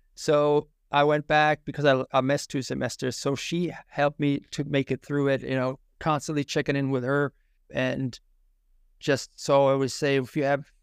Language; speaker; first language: English; non-native, fluent; German